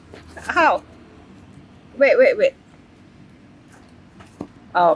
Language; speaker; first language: English; non-native, fluent; Indonesian